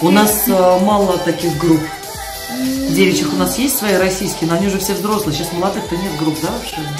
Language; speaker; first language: Russian; native; Russian